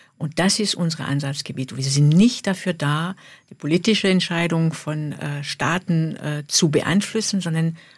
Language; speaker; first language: German; non-native, fluent; French